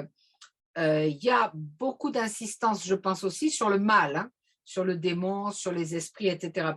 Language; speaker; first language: French; native; French